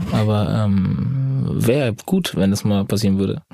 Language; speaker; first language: German; native; German